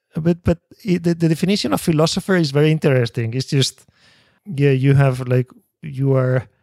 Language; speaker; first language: English; non-native, fluent; Spanish